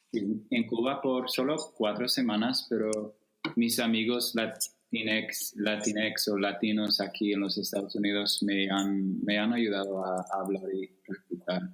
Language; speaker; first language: Spanish; non-native, fluent; English